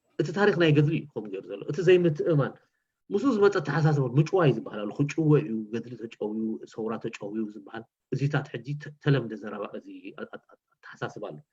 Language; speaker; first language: Tigrinya; native; Tigrinya